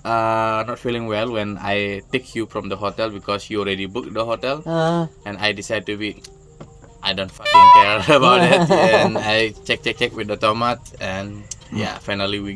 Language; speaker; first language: English; non-native, learner; Indonesian